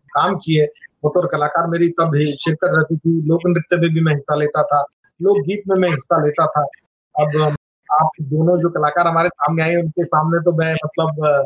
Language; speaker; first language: Hindi; non-native, local second language; Marathi